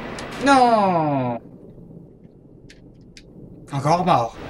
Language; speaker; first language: French; native; French